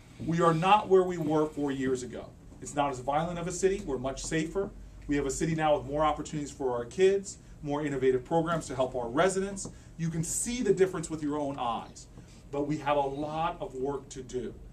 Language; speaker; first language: English; native; English